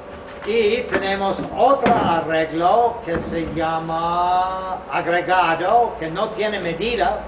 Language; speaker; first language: Spanish; non-native, fluent; English